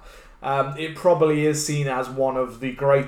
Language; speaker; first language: English; native; English